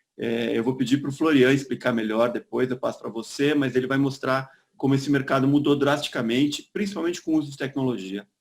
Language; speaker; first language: Portuguese; native; Portuguese